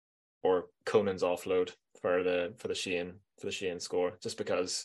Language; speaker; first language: English; native; English